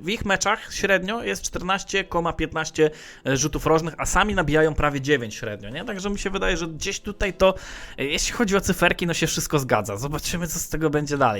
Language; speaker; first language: Polish; native; Polish